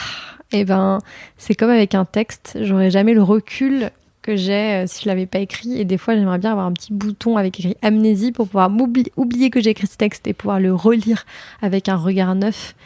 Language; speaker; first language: French; native; French